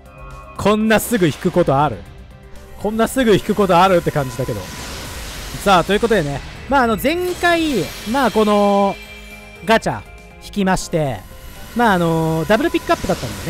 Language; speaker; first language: Japanese; native; Japanese